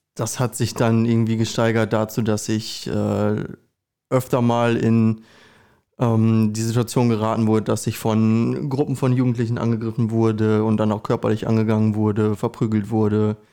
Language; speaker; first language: German; native; German